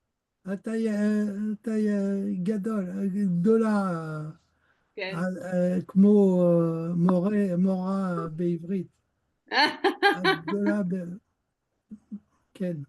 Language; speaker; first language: Hebrew; non-native, learner; French